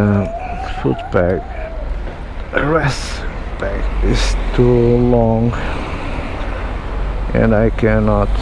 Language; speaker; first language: English; non-native, fluent; Portuguese